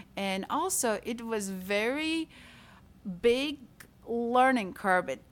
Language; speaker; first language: English; non-native, fluent; Latvian